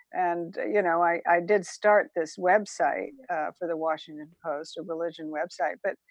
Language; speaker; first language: English; native; English